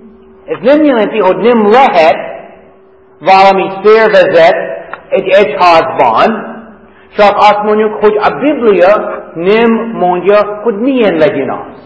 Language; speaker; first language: Hungarian; non-native, fluent; English